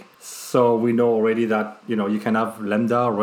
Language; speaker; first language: English; non-native, fluent; French